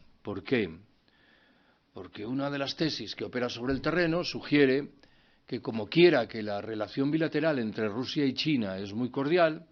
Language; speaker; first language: Spanish; native; Spanish